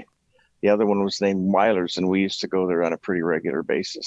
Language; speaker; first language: English; native; English